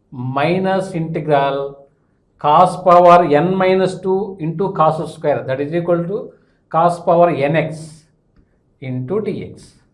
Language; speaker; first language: English; non-native, local second language; Telugu